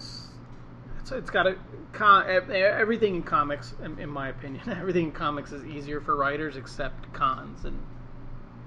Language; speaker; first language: English; native; English